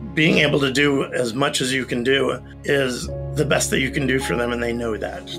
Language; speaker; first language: English; native; English